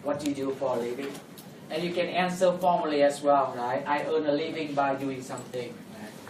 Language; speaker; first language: English; non-native, fluent; Vietnamese